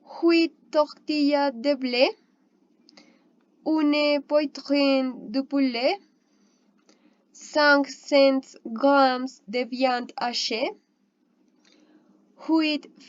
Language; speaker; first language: French; non-native, learner; Spanish